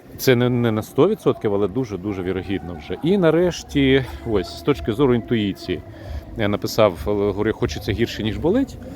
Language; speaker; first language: Ukrainian; non-native, local second language; Russian